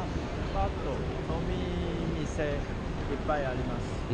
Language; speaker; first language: Japanese; non-native, learner; Cantonese